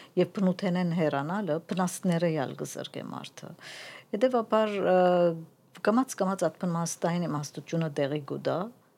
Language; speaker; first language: Armenian; native; Armenian